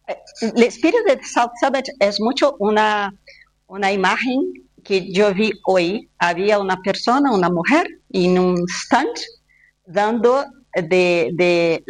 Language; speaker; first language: Spanish; non-native, fluent; Portuguese